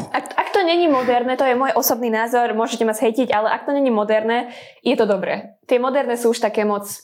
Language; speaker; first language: Slovak; non-native, local second language; Hungarian